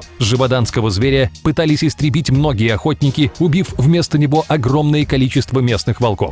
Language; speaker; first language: Russian; native; Russian